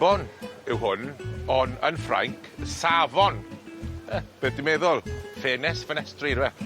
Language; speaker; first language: Welsh; non-native, learner; English